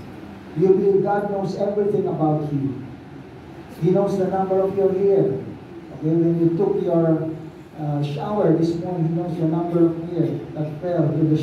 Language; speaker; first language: English; non-native, local second language; Filipino